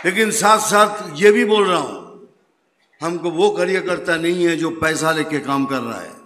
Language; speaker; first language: Hindi; non-native, local second language; Bangla